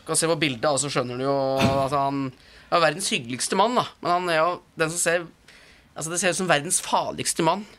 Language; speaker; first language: Norwegian; native; Norwegian